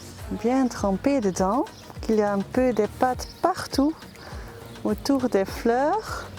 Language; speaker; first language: French; non-native, fluent; Dutch